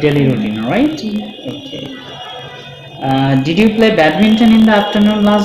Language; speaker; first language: English; non-native, fluent; Bangla